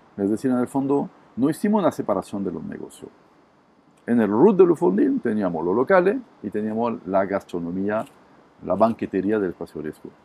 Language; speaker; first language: Spanish; non-native, fluent; French